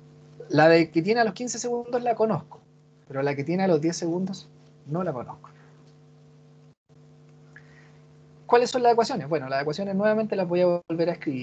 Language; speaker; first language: Spanish; native; Spanish